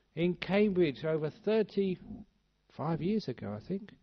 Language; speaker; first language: English; native; English